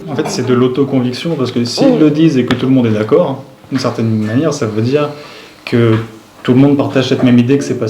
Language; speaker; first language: French; native; French